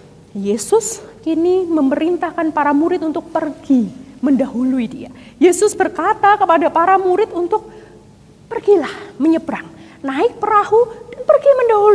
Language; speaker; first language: Indonesian; native; Indonesian